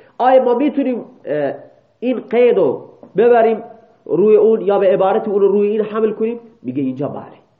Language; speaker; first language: Persian; non-native, local second language; Baluchi